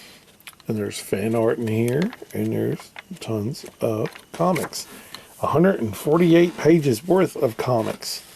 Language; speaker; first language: English; native; English